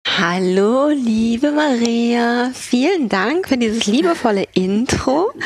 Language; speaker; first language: German; native; German